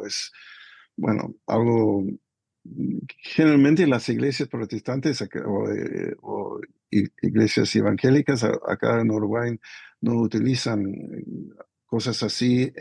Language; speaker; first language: Spanish; non-native, fluent; English